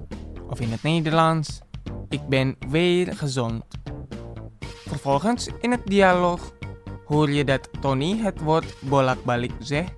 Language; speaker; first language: Dutch; non-native, fluent; Indonesian